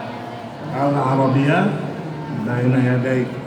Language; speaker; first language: Arabic; non-native, fluent; Indonesian